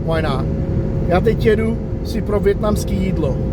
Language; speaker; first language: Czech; non-native, fluent; English